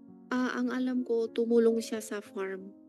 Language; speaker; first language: Filipino; non-native, learner; Chinese